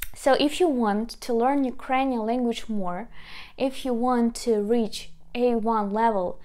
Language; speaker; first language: English; non-native, fluent; Ukrainian